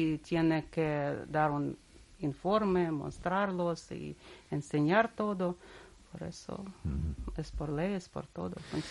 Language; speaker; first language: Spanish; non-native, learner; Russian